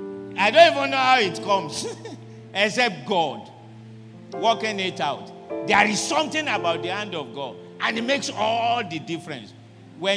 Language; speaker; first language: English; non-native, local second language; Yoruba